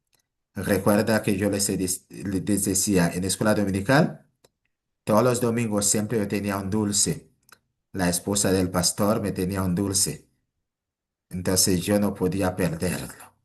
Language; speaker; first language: Spanish; non-native, fluent; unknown